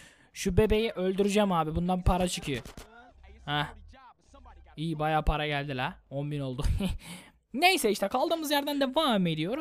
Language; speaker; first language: Turkish; native; Turkish